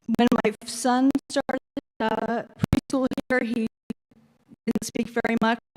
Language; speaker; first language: English; early bilingual, other home language; Finnish